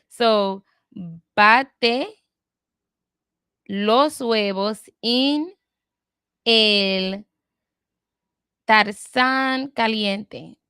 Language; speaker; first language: Spanish; non-native, learner; English